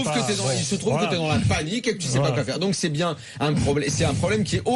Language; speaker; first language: French; native; French